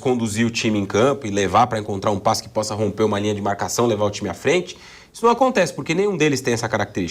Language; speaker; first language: Portuguese; native; Portuguese